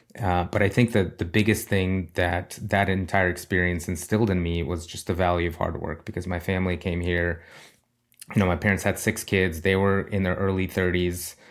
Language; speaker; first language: English; early bilingual, other home language; Russian